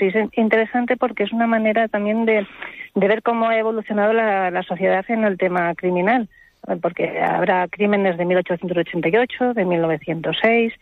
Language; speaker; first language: Spanish; native; Spanish